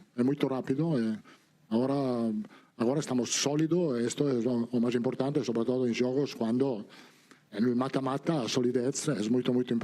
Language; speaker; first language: Portuguese; non-native, learner; Italian